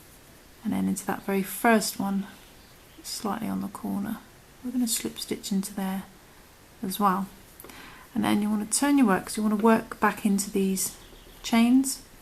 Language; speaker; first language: English; native; English